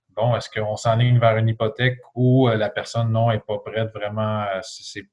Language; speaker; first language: French; native; French